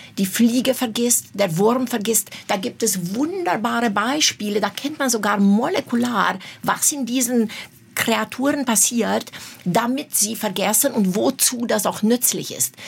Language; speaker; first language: German; non-native, fluent; Romanian